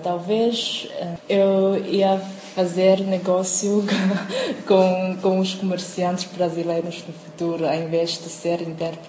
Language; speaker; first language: Portuguese; non-native, fluent; Chinese